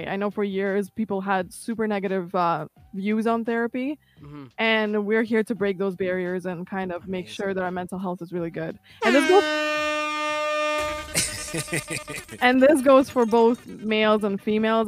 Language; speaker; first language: English; non-native, fluent; Kazakh